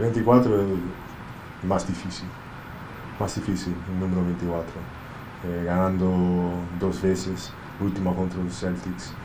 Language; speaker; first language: Spanish; non-native, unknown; English